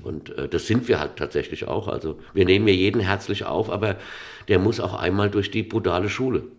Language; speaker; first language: German; native; German